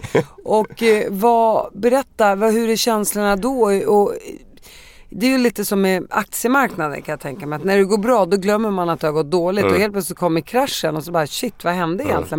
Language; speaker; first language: Swedish; native; Swedish